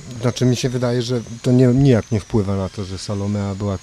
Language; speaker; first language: Polish; native; Polish